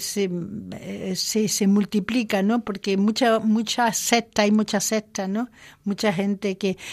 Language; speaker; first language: Spanish; native; Spanish